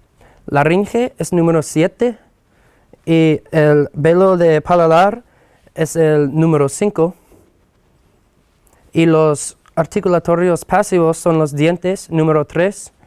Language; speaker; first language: Spanish; non-native, fluent; English